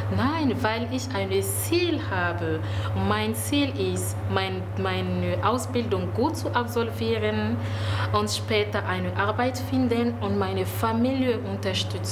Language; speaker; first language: German; non-native, learner; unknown